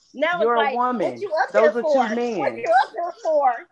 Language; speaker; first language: English; native; English